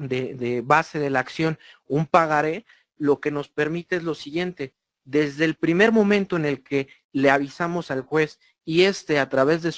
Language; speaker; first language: Spanish; native; Spanish